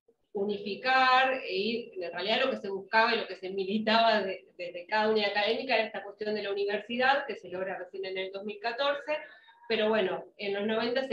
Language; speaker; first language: Spanish; native; Spanish